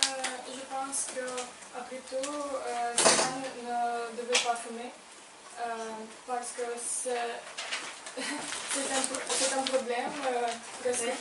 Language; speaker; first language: French; non-native, learner; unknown